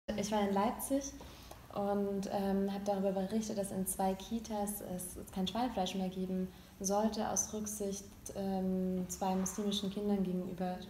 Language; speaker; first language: German; native; German